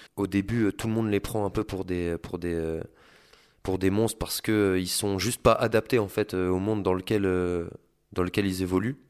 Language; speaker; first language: French; native; French